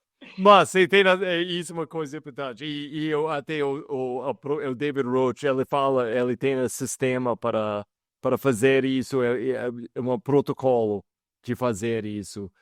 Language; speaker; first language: Portuguese; non-native, fluent; English